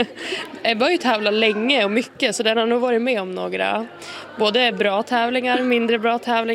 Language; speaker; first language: Swedish; native; Swedish